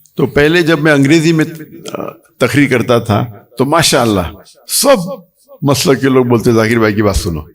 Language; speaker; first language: Urdu; non-native, local second language; Konkani